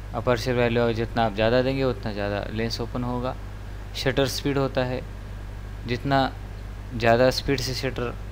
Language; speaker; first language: Hindi; non-native, local second language; Marathi